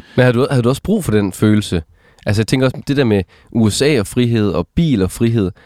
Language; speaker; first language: Danish; native; Danish